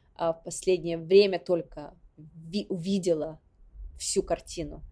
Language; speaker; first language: Russian; non-native, local second language; Yakut